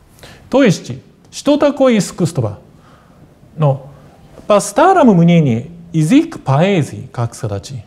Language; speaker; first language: Russian; non-native, fluent; Japanese